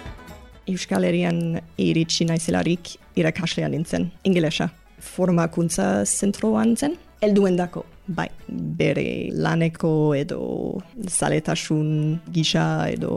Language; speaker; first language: Basque; non-native, learner; English